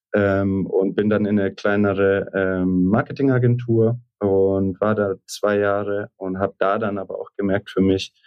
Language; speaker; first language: German; native; German